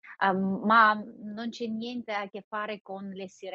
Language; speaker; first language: Italian; non-native, fluent; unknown